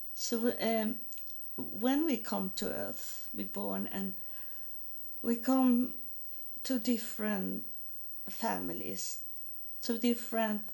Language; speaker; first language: English; non-native, learner; Swedish